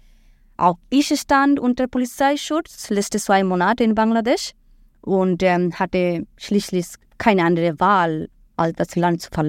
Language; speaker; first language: German; non-native, fluent; Bangla